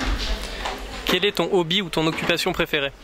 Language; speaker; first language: French; native; French